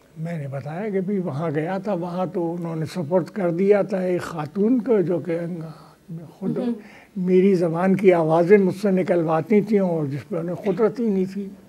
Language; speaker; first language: Urdu; native; Urdu